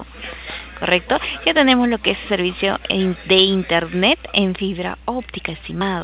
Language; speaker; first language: Spanish; native; Spanish